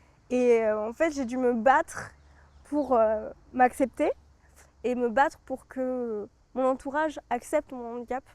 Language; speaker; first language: French; native; French